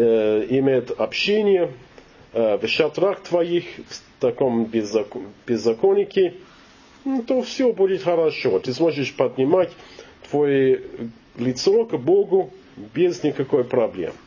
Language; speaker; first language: Russian; non-native, learner; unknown